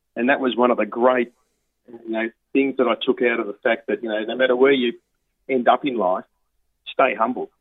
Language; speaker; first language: English; native; English